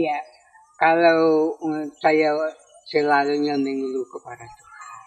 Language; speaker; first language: Indonesian; non-native, local second language; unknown